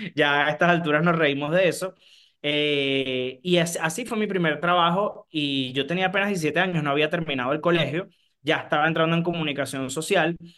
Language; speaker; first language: Spanish; native; Spanish